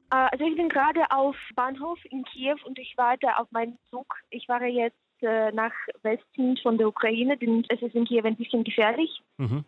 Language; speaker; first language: German; non-native, fluent; Ukrainian